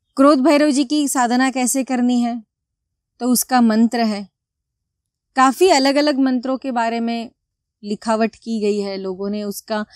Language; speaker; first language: Hindi; non-native, local second language; Marathi